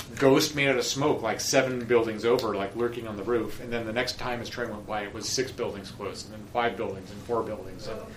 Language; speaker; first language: English; native; English